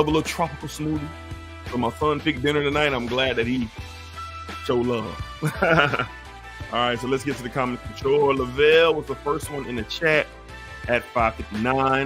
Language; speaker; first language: English; native; English